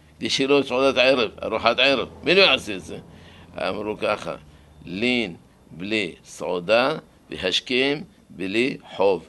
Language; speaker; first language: Hebrew; non-native, fluent; Arabic